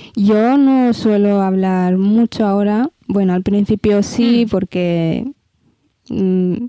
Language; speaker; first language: Spanish; early bilingual, other home language; Amharic